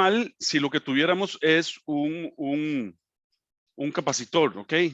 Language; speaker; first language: Spanish; native; Spanish